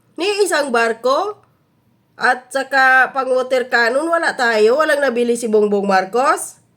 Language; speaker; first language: Filipino; non-native, local second language; Cebuano